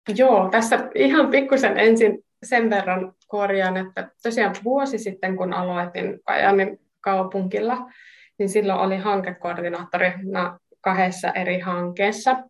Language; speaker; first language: Finnish; non-native, fluent; Hungarian